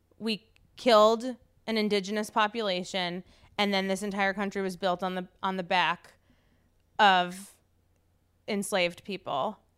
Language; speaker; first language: English; native; English